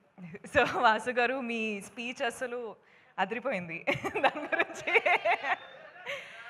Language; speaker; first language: Telugu; non-native, local second language; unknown